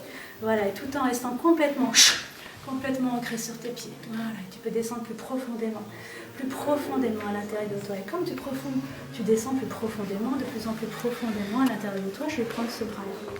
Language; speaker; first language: French; native; French